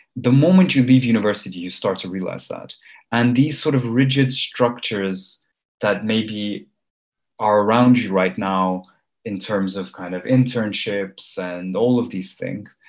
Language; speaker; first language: English; early bilingual, other home language; Armenian